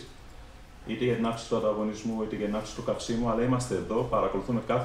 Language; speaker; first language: Greek; native; Greek